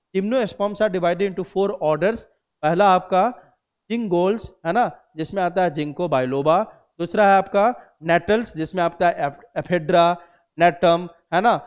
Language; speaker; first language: Hindi; native; Hindi